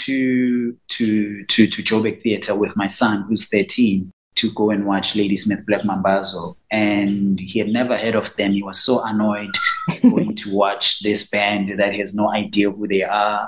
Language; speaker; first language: English; non-native, local second language; Xhosa